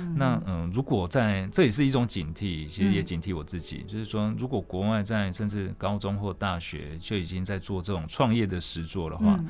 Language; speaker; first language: Chinese; non-native, local second language; Min Nan Chinese